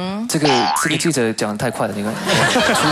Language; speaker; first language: Chinese; early bilingual, heritage; Chinese